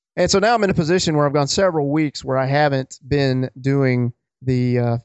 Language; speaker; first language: English; native; English